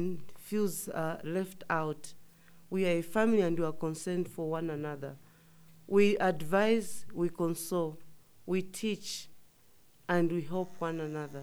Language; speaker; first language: English; non-native, local second language; Nyanja